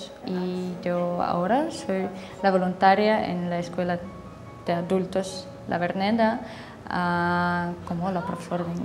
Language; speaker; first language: Spanish; non-native, learner; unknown